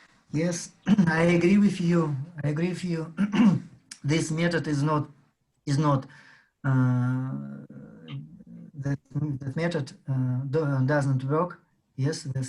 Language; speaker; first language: English; non-native, learner; Russian